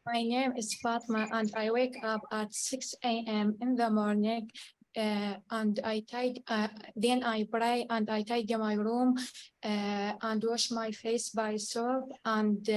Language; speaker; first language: English; non-native, learner; Arabic